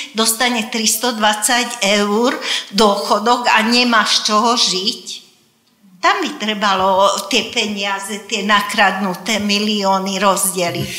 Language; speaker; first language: Slovak; non-native, local second language; Hungarian